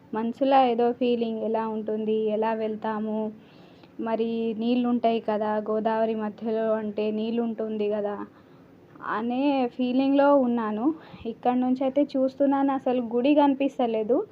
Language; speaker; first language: Telugu; non-native, local second language; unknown